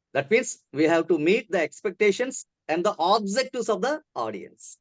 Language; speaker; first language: English; non-native, local second language; Telugu